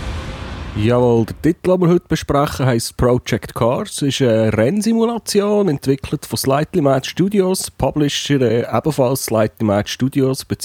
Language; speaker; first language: German; native; German